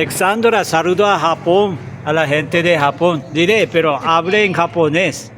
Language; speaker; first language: Spanish; non-native, fluent; Japanese